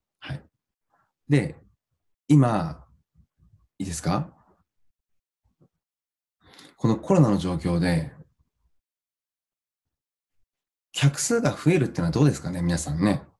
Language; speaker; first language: Japanese; native; Japanese